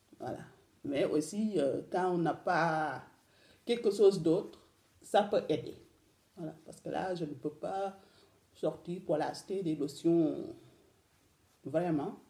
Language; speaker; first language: French; non-native, local second language; Wolof